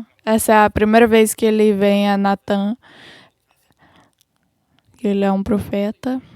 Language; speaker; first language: Portuguese; non-native, fluent; English